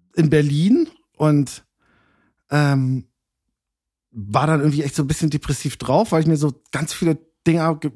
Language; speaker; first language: German; native; German